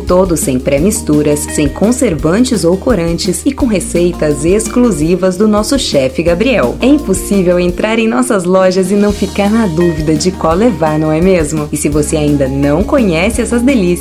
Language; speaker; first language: Portuguese; native; Portuguese